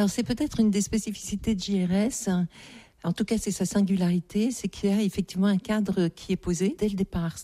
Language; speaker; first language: French; native; French